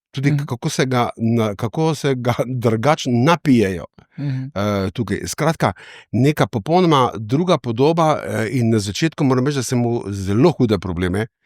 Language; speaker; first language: Slovenian; native; Slovenian